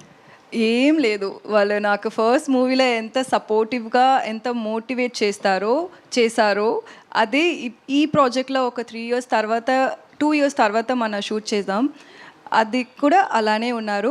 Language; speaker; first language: Telugu; non-native, learner; Tamil